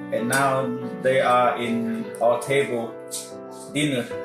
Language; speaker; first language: English; non-native, learner; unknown